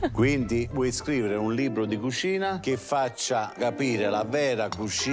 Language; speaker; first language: Italian; native; Italian